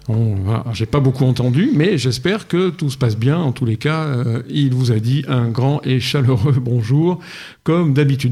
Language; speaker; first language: French; native; French